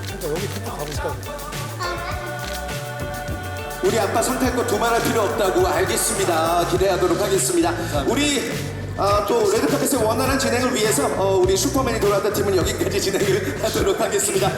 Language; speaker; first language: Korean; native; Korean